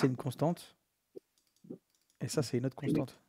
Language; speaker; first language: French; native; French